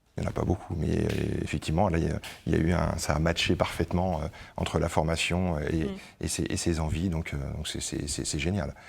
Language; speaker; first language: French; native; French